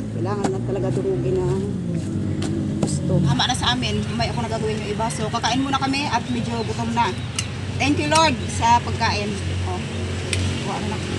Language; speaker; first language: Filipino; non-native, local second language; Hiligaynon